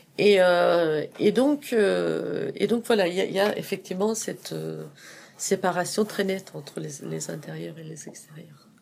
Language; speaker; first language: French; non-native, fluent; Persian